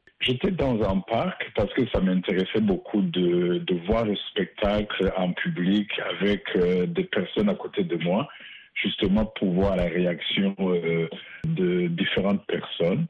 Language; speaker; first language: French; non-native, local second language; Rundi